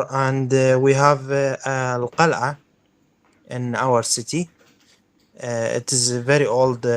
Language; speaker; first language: English; non-native, learner; Arabic